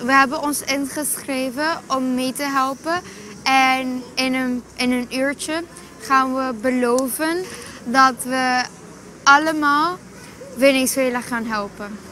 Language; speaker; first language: Dutch; early bilingual, other home language; Spanish